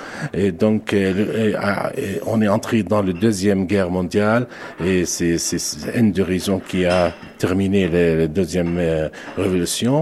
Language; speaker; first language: French; non-native, local second language; Arabic